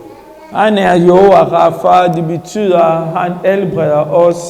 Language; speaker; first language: Danish; non-native, learner; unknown